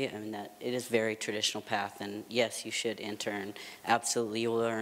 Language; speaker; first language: English; native; English